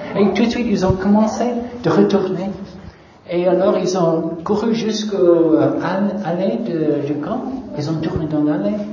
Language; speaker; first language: French; non-native, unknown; English